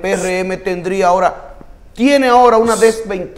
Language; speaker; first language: Spanish; native; Spanish